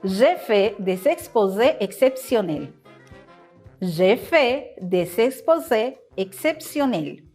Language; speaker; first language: French; non-native, fluent; Spanish